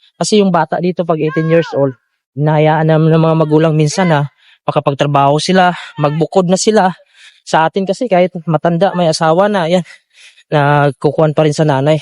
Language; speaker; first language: Filipino; native; Filipino